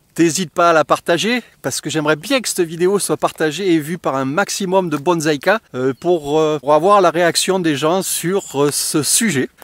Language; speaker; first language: French; native; French